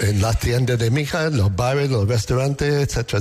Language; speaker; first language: Spanish; non-native, learner; English